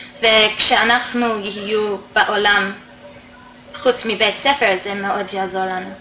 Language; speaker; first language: Hebrew; non-native, fluent; English